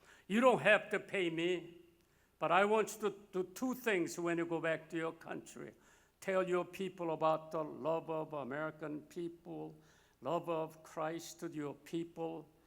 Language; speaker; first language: English; non-native, fluent; Korean